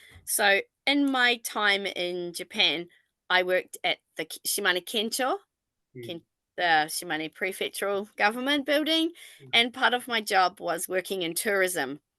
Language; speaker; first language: English; non-native, fluent; Japanese